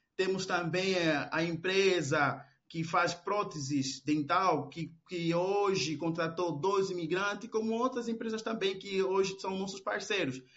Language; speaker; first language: Portuguese; native; Portuguese